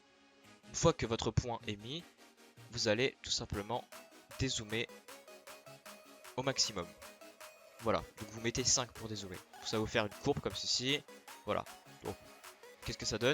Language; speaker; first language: French; native; French